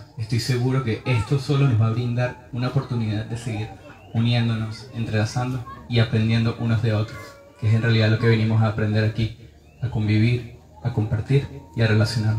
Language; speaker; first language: Spanish; native; Spanish